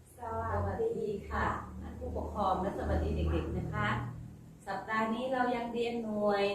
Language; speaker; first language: Thai; native; Thai